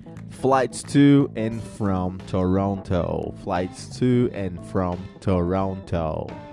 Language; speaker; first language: English; non-native, fluent; Portuguese